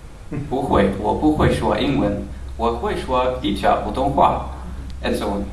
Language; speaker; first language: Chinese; non-native, learner; English